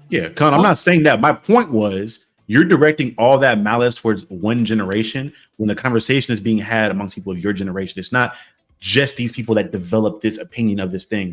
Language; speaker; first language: English; native; English